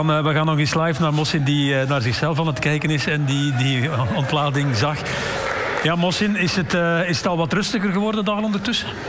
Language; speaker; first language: Dutch; native; Dutch